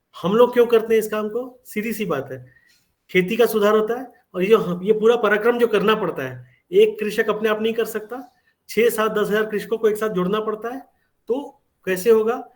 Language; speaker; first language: Hindi; native; Hindi